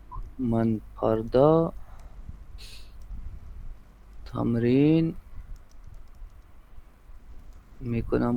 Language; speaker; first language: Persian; non-native, learner; Urdu